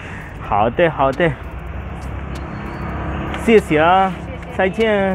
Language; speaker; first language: Chinese; non-native, learner; Spanish